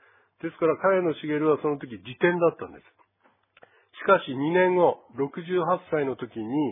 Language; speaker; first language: Japanese; native; Japanese